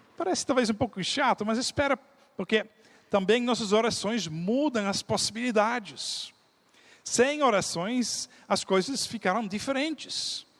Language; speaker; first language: Portuguese; non-native, fluent; Dutch